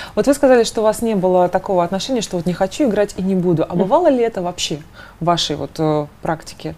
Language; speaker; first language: Russian; native; Russian